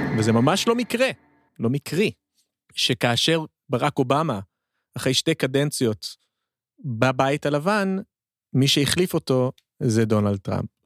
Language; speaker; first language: Hebrew; early bilingual, other home language; English